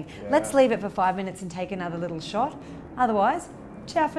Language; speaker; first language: English; native; English